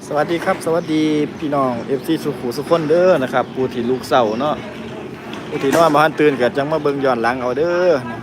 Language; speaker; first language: Thai; native; Thai